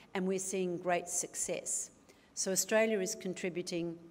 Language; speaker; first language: English; native; English